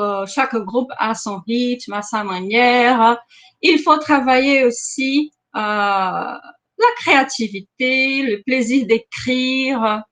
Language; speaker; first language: French; non-native, fluent; Portuguese